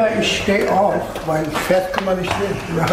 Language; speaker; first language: German; non-native, learner; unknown